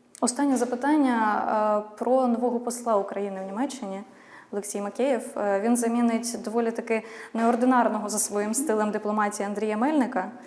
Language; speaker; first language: Ukrainian; native; Ukrainian